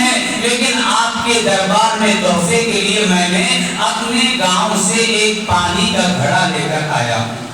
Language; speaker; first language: Urdu; native; Urdu